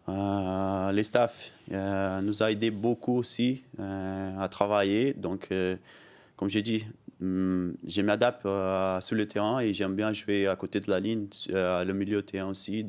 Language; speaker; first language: French; non-native, learner; Portuguese